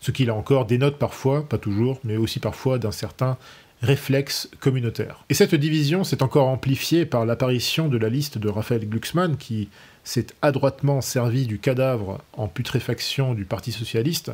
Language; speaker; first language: French; native; French